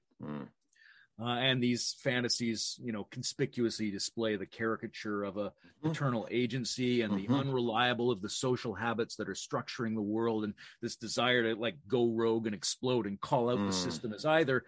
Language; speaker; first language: English; native; English